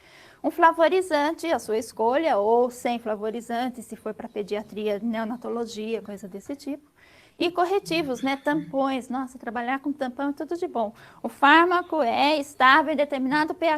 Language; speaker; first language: Portuguese; native; Portuguese